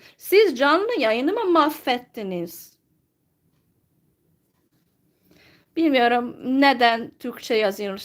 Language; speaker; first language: Turkish; non-native, fluent; Hungarian